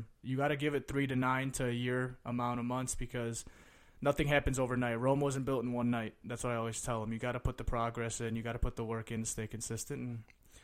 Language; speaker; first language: English; native; English